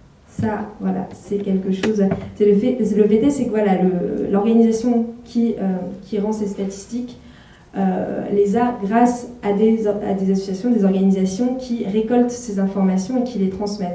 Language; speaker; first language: French; native; French